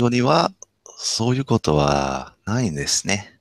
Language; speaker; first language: Japanese; non-native, fluent; English